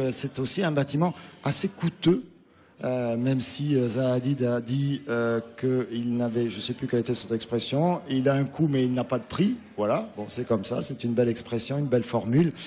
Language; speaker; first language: French; native; French